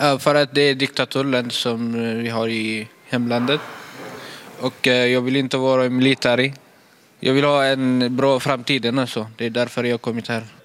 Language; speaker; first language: Swedish; non-native, fluent; Tigrinya